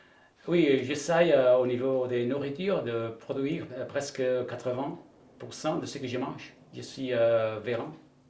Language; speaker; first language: French; non-native, fluent; Spanish